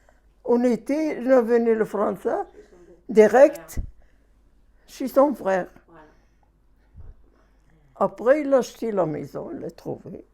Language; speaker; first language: French; non-native, learner; Arabic